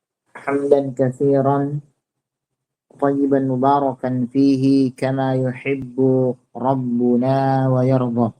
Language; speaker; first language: Arabic; non-native, fluent; Indonesian